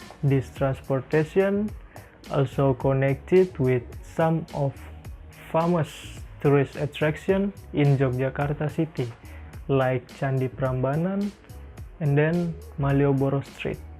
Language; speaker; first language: English; non-native, learner; Indonesian